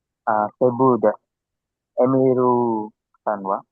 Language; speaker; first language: Japanese; non-native, fluent; Filipino